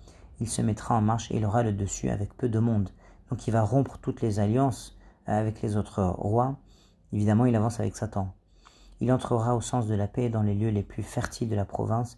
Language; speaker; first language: French; native; French